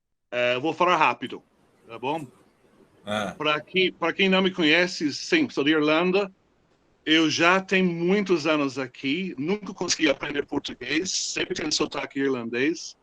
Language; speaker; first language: Portuguese; non-native, fluent; English